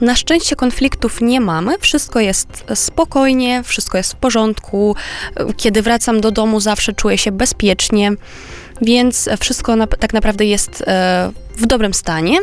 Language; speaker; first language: Polish; non-native, fluent; Romanian